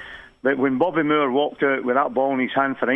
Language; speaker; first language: English; native; English